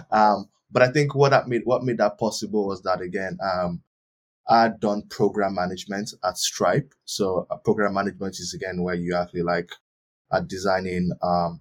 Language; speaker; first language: English; non-native, local second language; Yoruba